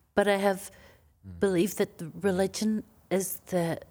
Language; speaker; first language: English; native; English